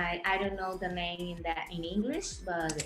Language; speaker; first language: English; non-native, learner; Spanish